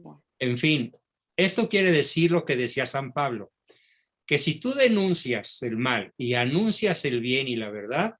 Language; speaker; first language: Spanish; native; Spanish